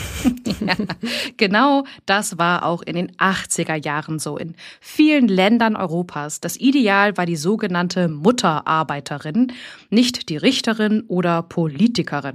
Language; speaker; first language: German; native; German